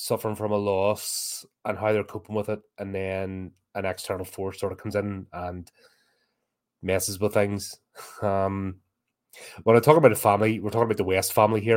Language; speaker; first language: English; native; English